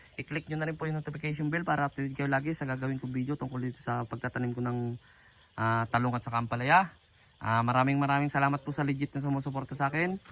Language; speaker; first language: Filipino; native; Filipino